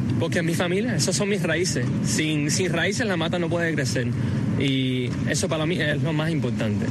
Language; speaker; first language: Spanish; early bilingual, heritage; Spanish